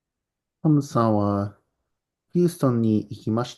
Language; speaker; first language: Japanese; non-native, learner; English